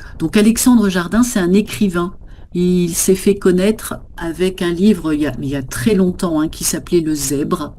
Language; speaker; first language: French; native; French